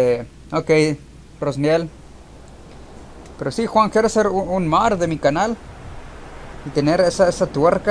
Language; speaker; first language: Spanish; early bilingual, heritage; Spanish